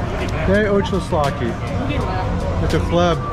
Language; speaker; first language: Russian; non-native, learner; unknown